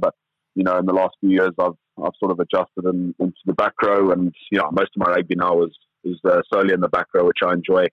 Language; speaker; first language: English; native; English